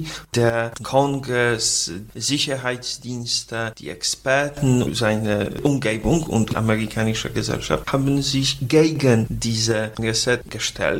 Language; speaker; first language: German; non-native, fluent; Polish